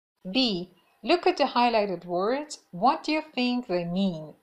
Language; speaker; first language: English; non-native, fluent; Persian